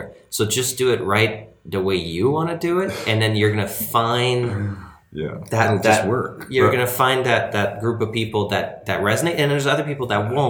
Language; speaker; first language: English; early bilingual, other home language; French